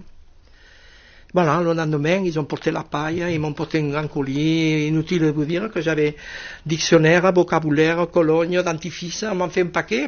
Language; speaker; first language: French; non-native, fluent; Spanish